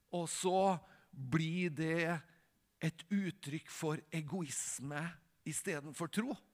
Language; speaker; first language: Norwegian; native; Norwegian